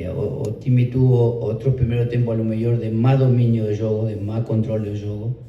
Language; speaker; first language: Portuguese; non-native, learner; Spanish